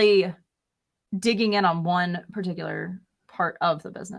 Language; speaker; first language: English; native; English